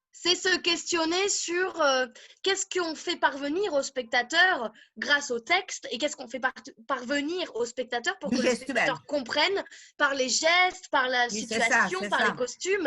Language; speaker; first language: French; native; French